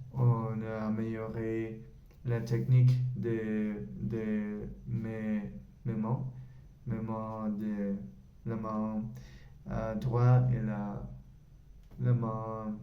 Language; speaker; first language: French; non-native, learner; Spanish